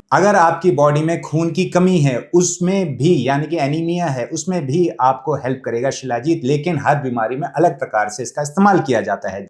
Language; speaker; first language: Hindi; native; Hindi